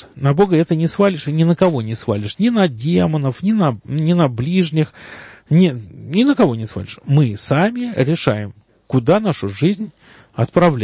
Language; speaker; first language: Russian; native; Russian